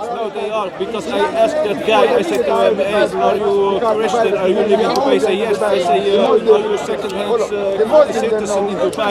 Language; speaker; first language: English; non-native, fluent; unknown